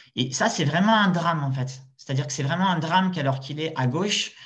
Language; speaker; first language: French; native; French